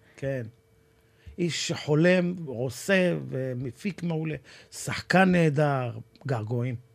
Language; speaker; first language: Hebrew; native; Hebrew